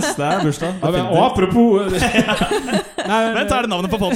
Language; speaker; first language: Norwegian; native; Norwegian